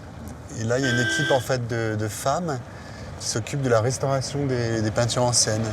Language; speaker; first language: French; native; French